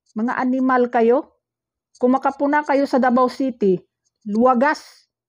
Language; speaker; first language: Filipino; non-native, local second language; Cebuano